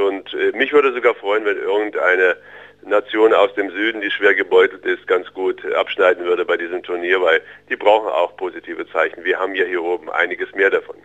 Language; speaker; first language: German; early bilingual, other home language; Russian